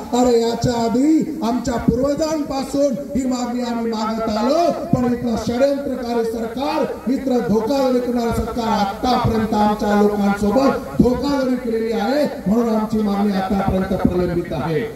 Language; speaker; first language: Marathi; non-native, local second language; Lambadi